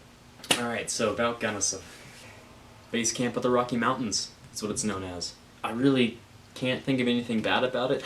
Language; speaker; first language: English; native; English